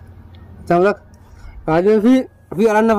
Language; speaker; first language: Arabic; non-native, learner; Oromo